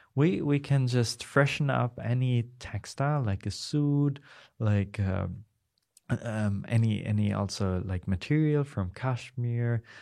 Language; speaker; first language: English; non-native, fluent; German